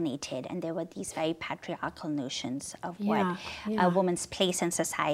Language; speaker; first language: English; non-native, local second language; Urdu